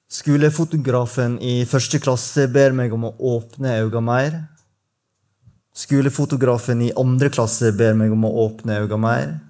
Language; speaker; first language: Norwegian; native; Norwegian